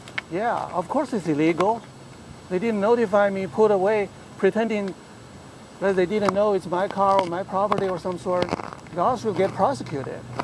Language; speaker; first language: English; non-native, fluent; Chinese